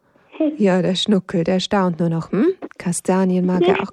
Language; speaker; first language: German; native; German